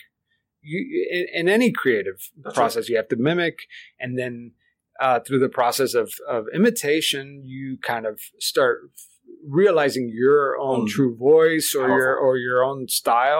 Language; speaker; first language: English; early bilingual, other home language; Spanish